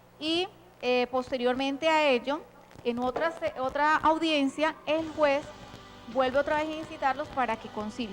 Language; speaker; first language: Spanish; native; Spanish